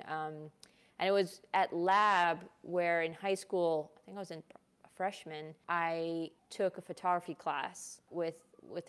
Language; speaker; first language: English; early bilingual, other home language; Hindi